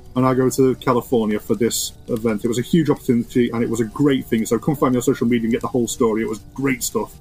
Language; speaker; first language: English; native; English